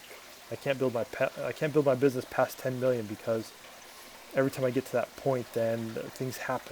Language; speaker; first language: English; native; English